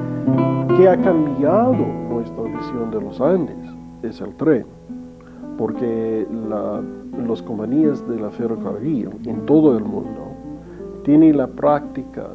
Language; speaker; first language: Spanish; non-native, fluent; English